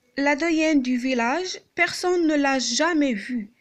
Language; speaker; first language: French; non-native, local second language; Arabic